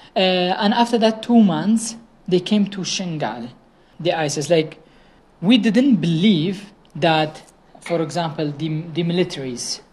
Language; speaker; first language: English; non-native, fluent; Kurdish